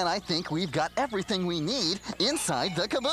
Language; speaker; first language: English; native; English